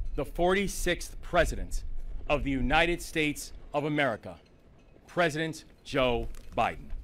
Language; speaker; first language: English; native; English